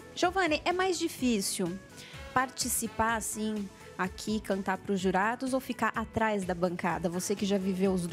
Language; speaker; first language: Portuguese; native; Portuguese